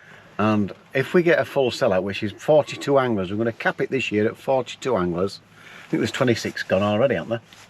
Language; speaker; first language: English; native; English